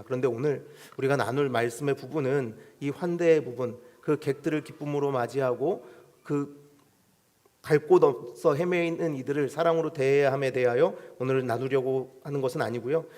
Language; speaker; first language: Korean; native; Korean